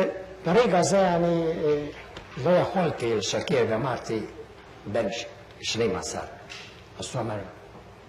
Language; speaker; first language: Hebrew; non-native, fluent; Hungarian